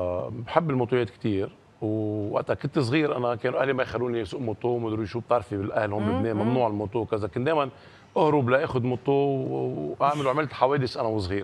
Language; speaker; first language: Arabic; native; Arabic